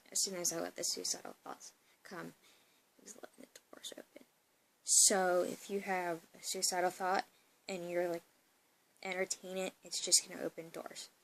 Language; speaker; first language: English; native; English